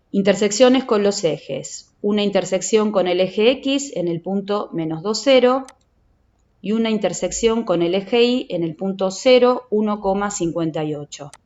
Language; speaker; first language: Spanish; native; Spanish